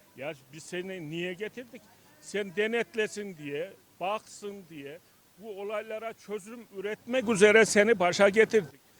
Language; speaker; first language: Turkish; native; Turkish